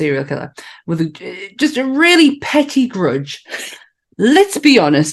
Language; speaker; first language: English; native; English